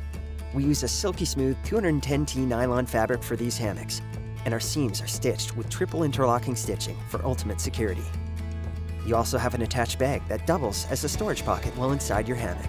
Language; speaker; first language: English; native; English